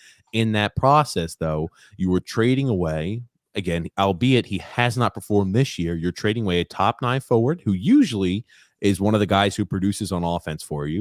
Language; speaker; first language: English; native; English